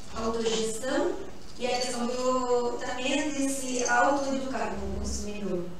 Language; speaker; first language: Portuguese; non-native, fluent; Spanish